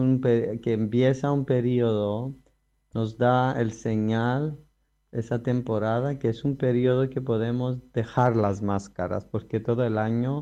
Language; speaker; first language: Spanish; non-native, fluent; Greek